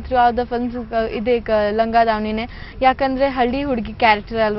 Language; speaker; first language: Kannada; early bilingual, heritage; Kannada